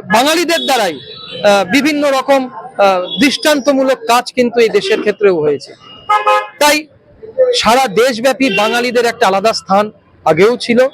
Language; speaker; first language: Bangla; native; Bangla